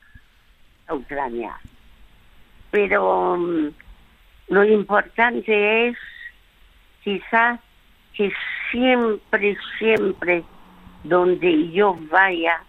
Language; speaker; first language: Spanish; early bilingual, other home language; French